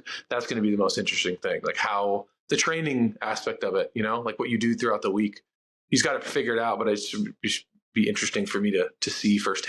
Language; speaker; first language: English; native; English